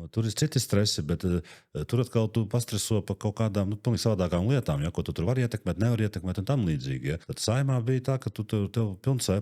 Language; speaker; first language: Latvian; native; Latvian